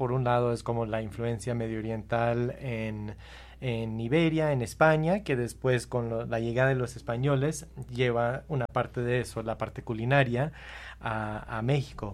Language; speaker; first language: Spanish; non-native, fluent; English